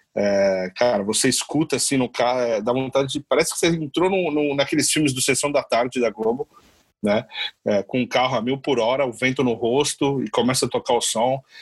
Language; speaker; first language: Portuguese; native; Portuguese